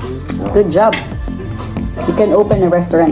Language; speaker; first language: English; non-native, learner; Filipino